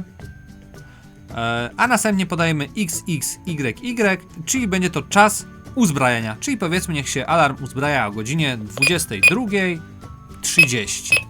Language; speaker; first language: Polish; native; Polish